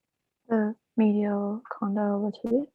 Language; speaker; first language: English; native; English